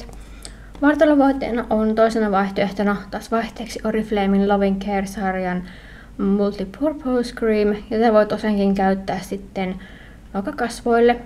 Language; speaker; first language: Finnish; native; Finnish